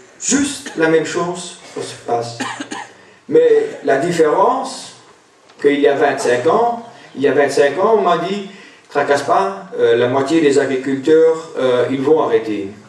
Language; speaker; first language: French; non-native, local second language; German